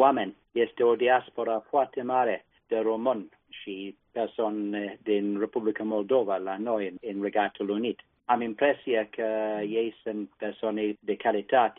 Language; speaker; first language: Romanian; non-native, fluent; English